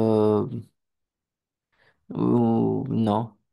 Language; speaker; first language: French; non-native, learner; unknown